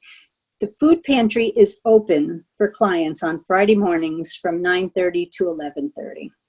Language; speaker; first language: English; native; English